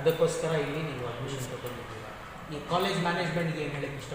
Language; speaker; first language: Kannada; non-native, local second language; Urdu